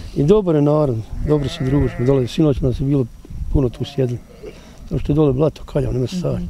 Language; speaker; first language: Serbian; native; Serbian